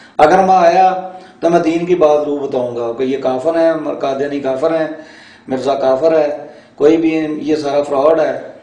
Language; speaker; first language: Urdu; non-native, local second language; Punjabi